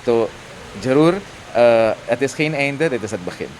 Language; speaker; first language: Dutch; non-native, local second language; Caribbean Hindustani